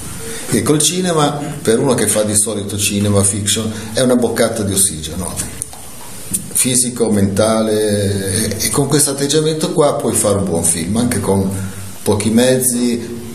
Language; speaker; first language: Italian; native; Italian